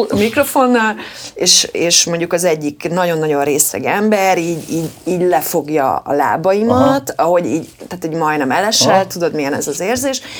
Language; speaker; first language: Hungarian; native; Hungarian